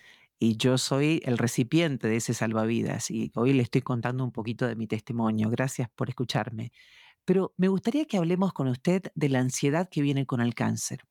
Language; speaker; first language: Spanish; native; Spanish